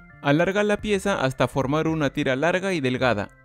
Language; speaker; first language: Spanish; native; Spanish